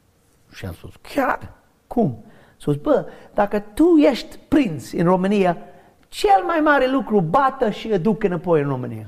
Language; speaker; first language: Romanian; non-native, learner; English